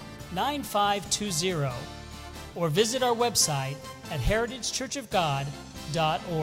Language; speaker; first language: English; native; English